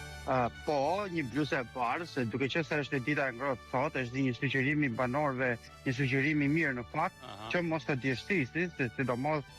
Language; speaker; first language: Albanian; native; Albanian